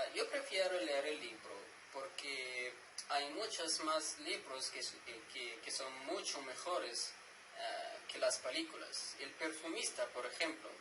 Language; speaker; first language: Spanish; non-native, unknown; Arabic